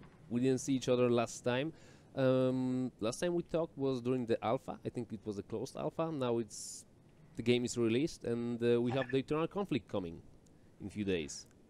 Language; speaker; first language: English; non-native, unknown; Polish